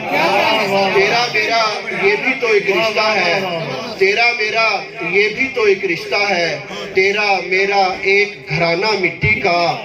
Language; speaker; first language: Urdu; non-native, local second language; Pahari-Potwari